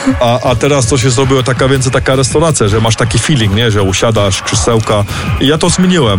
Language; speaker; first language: Polish; early bilingual, heritage; Polish